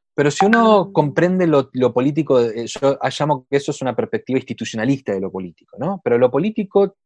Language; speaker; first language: Spanish; native; Spanish